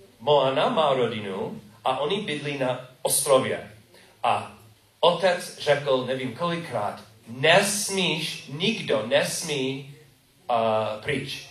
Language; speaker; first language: Czech; non-native, learner; English